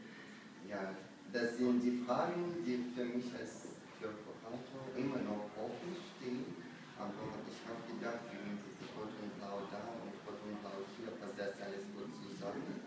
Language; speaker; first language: German; non-native, fluent; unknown